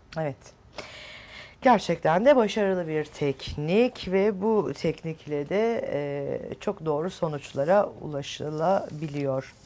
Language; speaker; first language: Turkish; native; Turkish